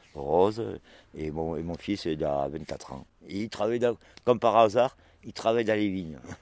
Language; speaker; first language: French; native; French